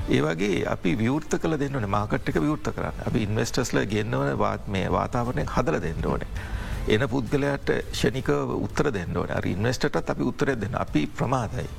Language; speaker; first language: Sinhala; non-native, local second language; Tamil